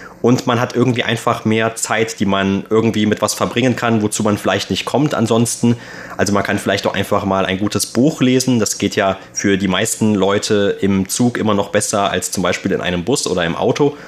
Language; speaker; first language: German; native; German